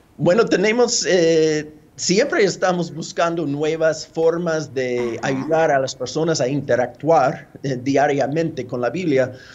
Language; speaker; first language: Spanish; non-native, fluent; English